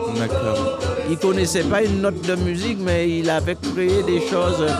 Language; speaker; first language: French; native; French